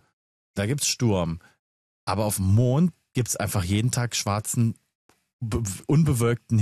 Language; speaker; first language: German; native; German